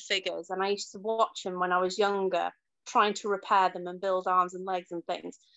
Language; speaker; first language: English; native; English